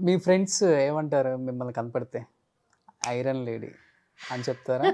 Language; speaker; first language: Telugu; native; Telugu